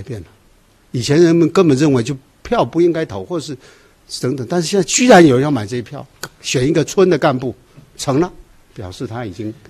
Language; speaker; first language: Chinese; native; Chinese